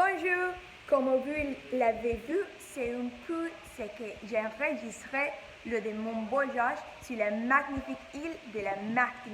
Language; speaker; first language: French; non-native, learner; English